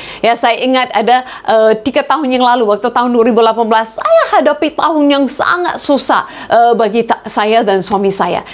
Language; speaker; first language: Indonesian; non-native, fluent; English